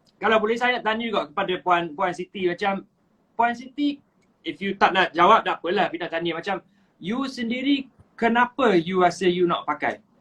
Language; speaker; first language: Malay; native; Malay